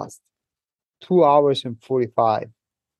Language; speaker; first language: English; non-native, fluent; Italian